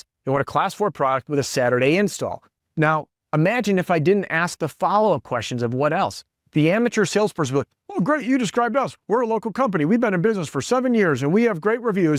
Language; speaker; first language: English; native; English